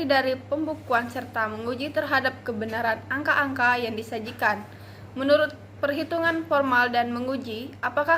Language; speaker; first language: Indonesian; native; Indonesian